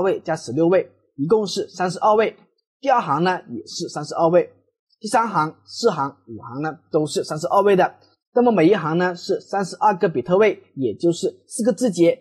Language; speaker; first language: Chinese; native; Chinese